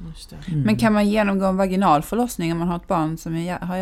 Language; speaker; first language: Swedish; native; Swedish